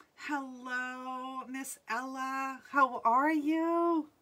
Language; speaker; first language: English; native; English